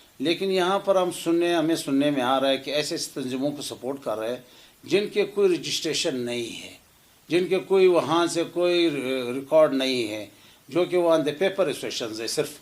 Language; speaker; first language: Urdu; non-native, local second language; Pashto